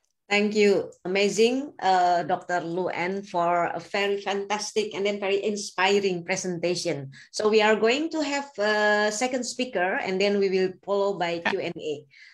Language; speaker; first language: English; non-native, fluent; Indonesian